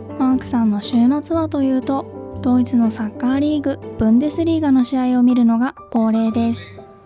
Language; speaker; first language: Japanese; native; Japanese